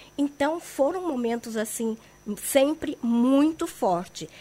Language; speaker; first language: Portuguese; native; Portuguese